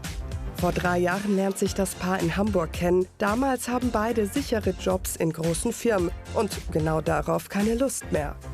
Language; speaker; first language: German; native; German